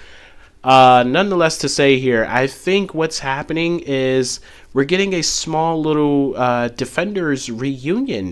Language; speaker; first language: English; native; English